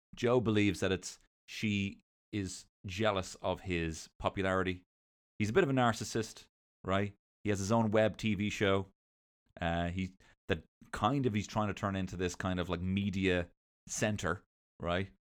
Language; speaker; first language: English; native; English